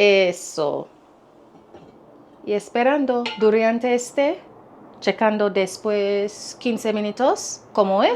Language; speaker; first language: Spanish; non-native, learner; English